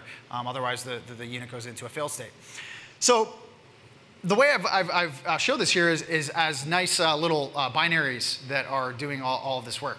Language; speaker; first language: English; native; English